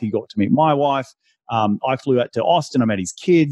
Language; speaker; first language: English; native; English